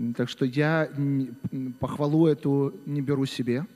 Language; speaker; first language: Russian; native; Russian